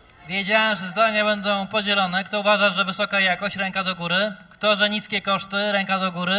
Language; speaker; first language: Polish; native; Polish